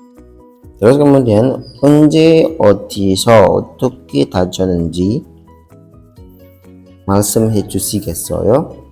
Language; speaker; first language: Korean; non-native, learner; Indonesian